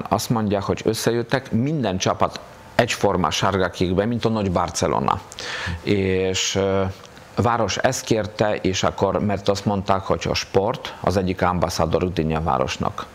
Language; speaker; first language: Hungarian; non-native, fluent; Polish